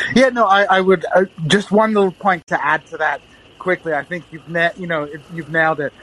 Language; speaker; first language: English; native; English